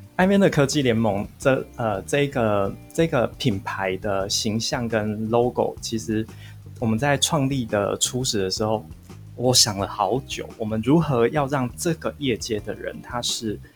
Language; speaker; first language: Chinese; native; Chinese